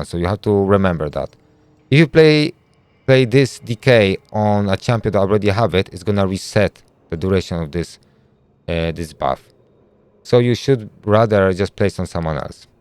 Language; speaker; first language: English; non-native, fluent; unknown